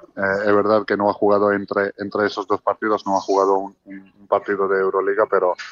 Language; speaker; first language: Spanish; non-native, fluent; Georgian